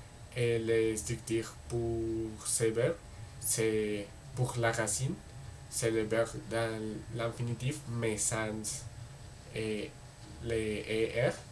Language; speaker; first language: French; non-native, learner; Spanish